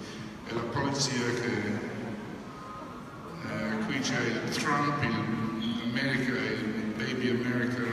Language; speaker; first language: Italian; non-native, fluent; English